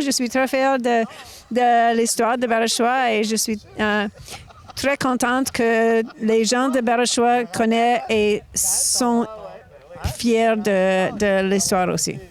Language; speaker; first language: French; non-native, local second language; English